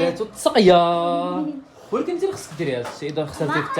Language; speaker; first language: Arabic; native; Arabic